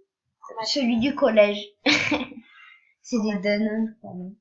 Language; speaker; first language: French; native; French